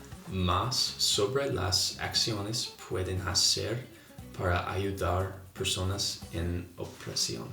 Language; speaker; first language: Spanish; non-native, learner; English